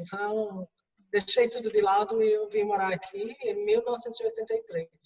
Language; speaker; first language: Portuguese; non-native, fluent; English